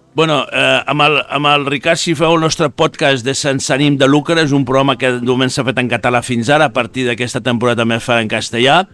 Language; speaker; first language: Catalan; non-native, fluent; Spanish